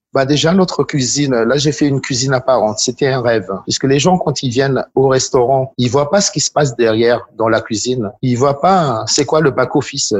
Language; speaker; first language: French; non-native, local second language; Malagasy